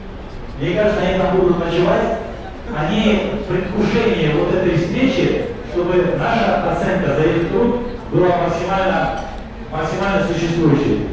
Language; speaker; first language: Russian; native; Russian